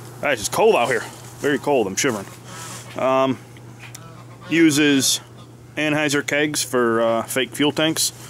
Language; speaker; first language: English; native; English